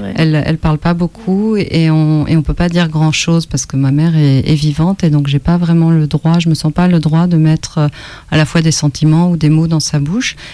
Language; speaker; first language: French; non-native, fluent; Spanish